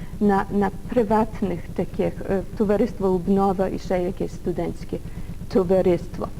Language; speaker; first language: Ukrainian; early bilingual, heritage; Ukrainian